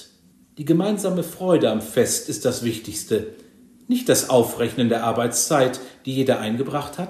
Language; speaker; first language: German; native; German